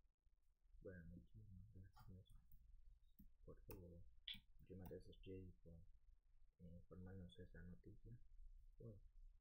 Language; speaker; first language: Spanish; early bilingual, heritage; Spanish